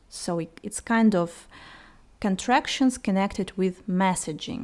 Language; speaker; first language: English; non-native, fluent; Russian